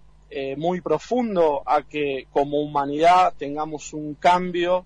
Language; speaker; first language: Spanish; native; Spanish